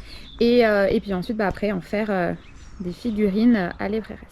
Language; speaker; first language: French; native; French